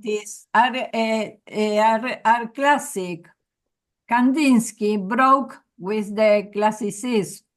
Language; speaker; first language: English; non-native, learner; Spanish